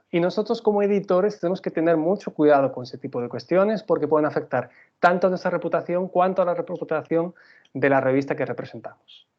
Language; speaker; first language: Spanish; native; Spanish